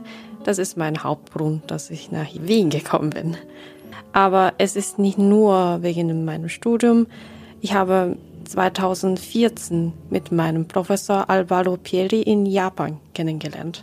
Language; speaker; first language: German; non-native, learner; Japanese